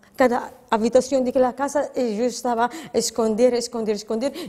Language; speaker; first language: Spanish; non-native, fluent; Arabic